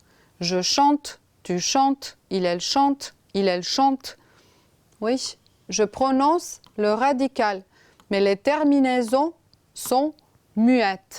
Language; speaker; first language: French; non-native, fluent; Romanian